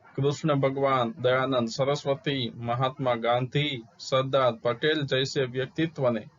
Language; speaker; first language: Hindi; non-native, local second language; Gujarati